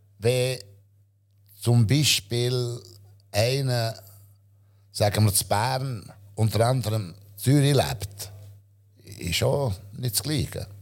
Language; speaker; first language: German; non-native, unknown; Italian